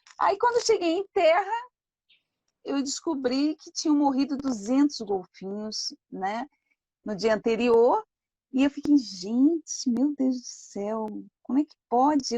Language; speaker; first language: Portuguese; native; Portuguese